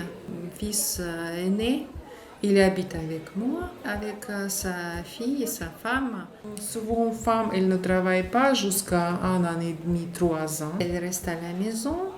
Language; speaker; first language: French; non-native, learner; Russian